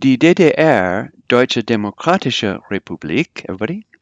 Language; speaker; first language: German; non-native, fluent; English